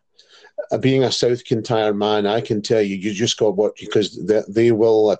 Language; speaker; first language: English; native; English